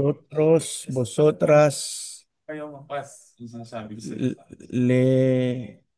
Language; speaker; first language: Spanish; non-native, learner; Filipino